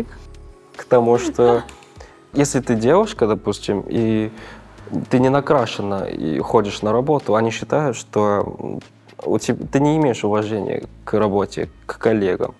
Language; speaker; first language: Russian; non-native, fluent; Korean